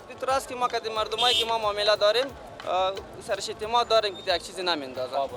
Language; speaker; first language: Persian; native; Persian